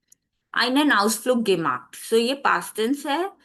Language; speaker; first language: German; non-native, fluent; Hindi